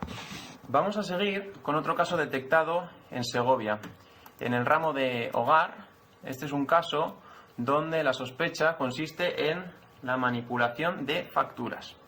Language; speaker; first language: Spanish; native; Spanish